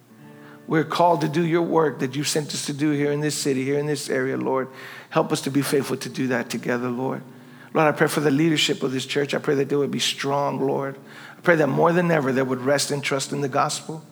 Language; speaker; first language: English; native; English